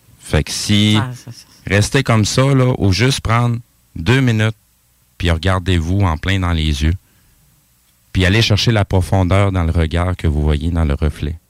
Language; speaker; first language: French; native; French